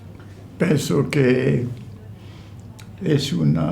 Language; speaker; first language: Spanish; non-native, fluent; French